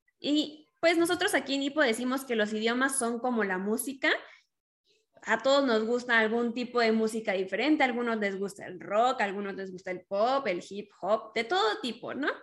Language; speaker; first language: Spanish; native; Spanish